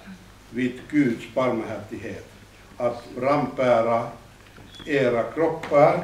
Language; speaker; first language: Swedish; non-native, fluent; Finnish